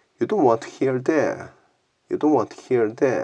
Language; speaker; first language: English; non-native, learner; Korean